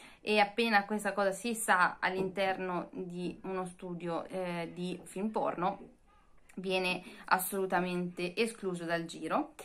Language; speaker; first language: Italian; native; Italian